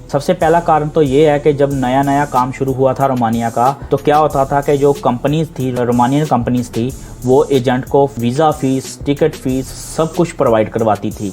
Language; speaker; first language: Hindi; non-native, local second language; Punjabi